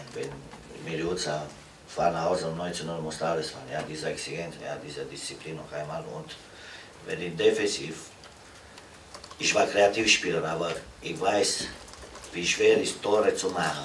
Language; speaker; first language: German; non-native, fluent; Romanian